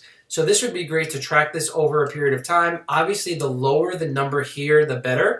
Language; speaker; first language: English; native; English